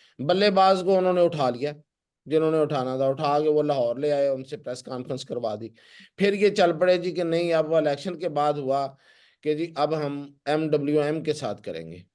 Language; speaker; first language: Urdu; non-native, local second language; Punjabi